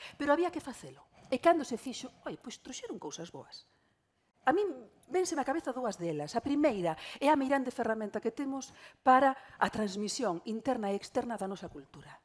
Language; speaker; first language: Galician; non-native, local second language; Spanish